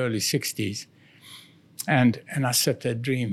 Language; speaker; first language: English; non-native, fluent; Swedish